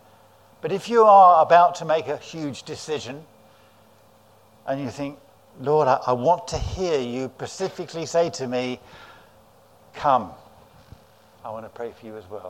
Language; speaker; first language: English; native; English